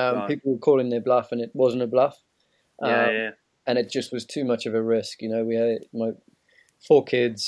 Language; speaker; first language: English; native; English